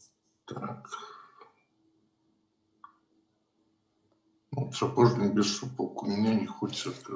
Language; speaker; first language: Russian; native; Russian